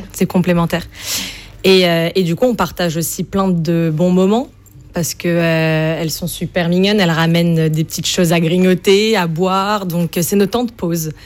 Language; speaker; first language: French; native; French